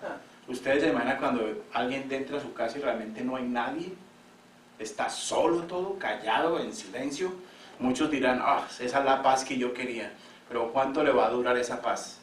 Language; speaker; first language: Spanish; native; Spanish